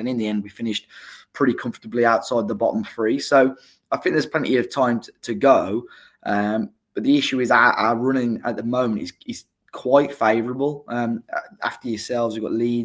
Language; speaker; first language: English; native; English